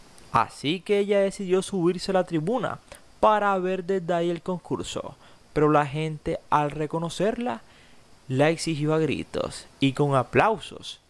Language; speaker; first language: Spanish; native; Spanish